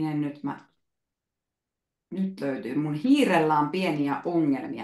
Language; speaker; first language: Finnish; native; Finnish